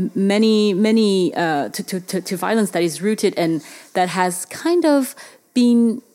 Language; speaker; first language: English; early bilingual, other home language; Chinese